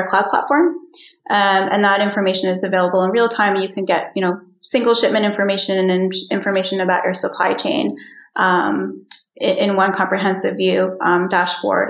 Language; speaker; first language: English; native; English